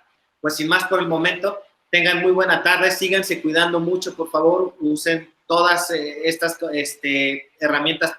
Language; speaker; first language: Spanish; native; Spanish